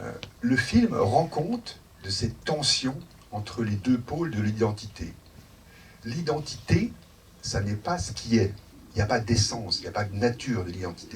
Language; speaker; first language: French; native; French